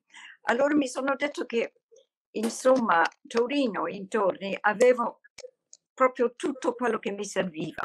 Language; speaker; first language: Italian; non-native, fluent; English